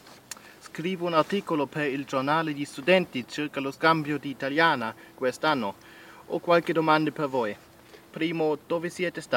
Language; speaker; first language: Italian; non-native, learner; German